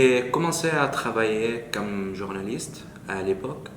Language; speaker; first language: French; non-native, learner; Arabic